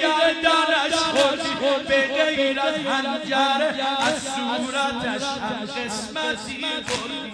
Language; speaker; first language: Persian; native; Persian